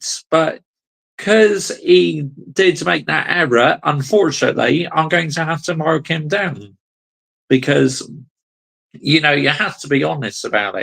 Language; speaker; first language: English; native; English